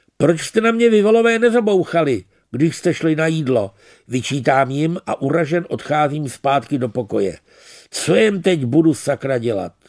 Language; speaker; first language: Czech; native; Czech